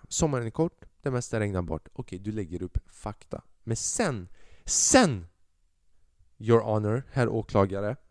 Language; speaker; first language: Swedish; early bilingual, other home language; Albanian